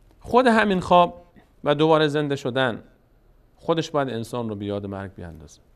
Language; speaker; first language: Persian; native; Persian